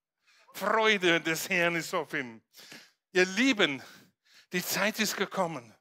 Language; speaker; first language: German; non-native, fluent; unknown